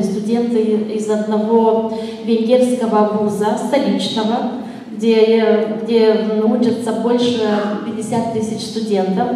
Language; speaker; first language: Russian; non-native, local second language; Romanian